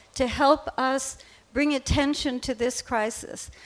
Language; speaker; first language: English; native; English